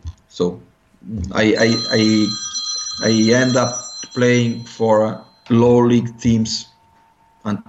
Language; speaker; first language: English; non-native, fluent; Italian